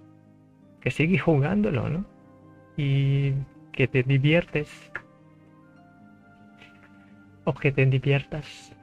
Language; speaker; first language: Spanish; non-native, fluent; Filipino